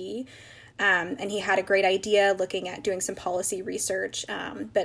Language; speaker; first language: English; native; English